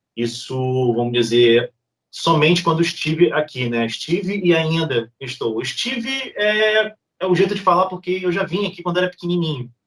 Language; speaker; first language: Portuguese; native; Portuguese